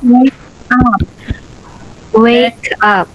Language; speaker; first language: English; non-native, learner; Indonesian